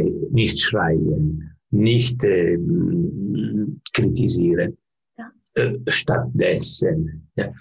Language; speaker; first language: German; non-native, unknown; Finnish